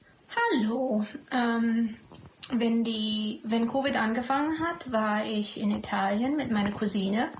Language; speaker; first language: German; non-native, fluent; English